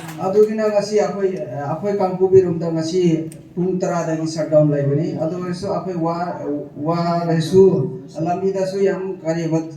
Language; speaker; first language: Manipuri; non-native, local second language; Nepali